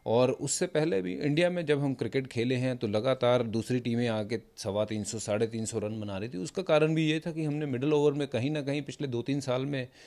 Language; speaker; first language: Hindi; non-native, local second language; Punjabi